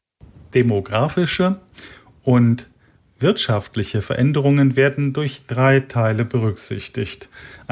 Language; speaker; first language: German; native; German